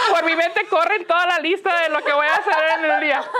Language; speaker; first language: Spanish; early bilingual, heritage; Spanish